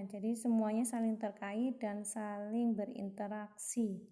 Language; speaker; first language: Indonesian; native; Indonesian